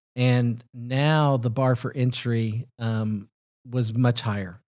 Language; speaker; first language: English; native; English